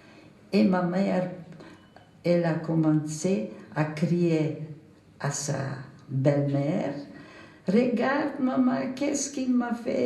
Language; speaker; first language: French; non-native, fluent; Macedonian